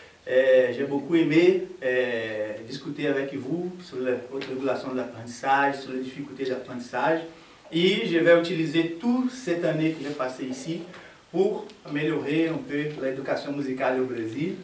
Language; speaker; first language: French; non-native, fluent; Portuguese